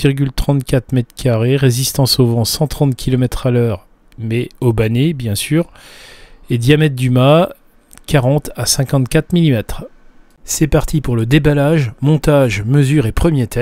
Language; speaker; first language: French; native; French